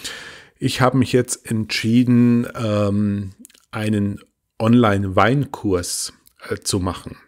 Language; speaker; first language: German; native; German